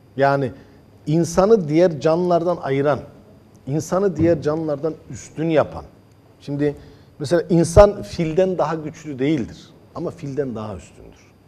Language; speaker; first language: Turkish; early bilingual, heritage; Turkish